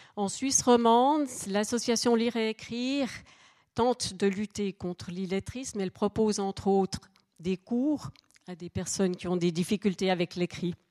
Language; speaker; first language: French; native; French